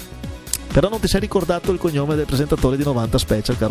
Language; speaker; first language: Italian; native; Italian